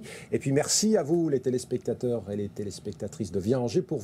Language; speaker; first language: French; native; French